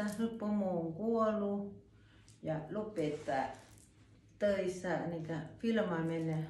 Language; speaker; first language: Finnish; non-native, learner; Thai